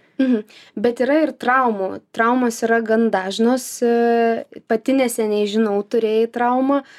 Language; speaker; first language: Lithuanian; native; Lithuanian